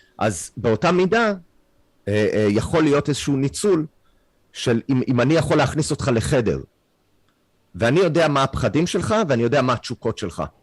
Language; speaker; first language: Hebrew; non-native, fluent; English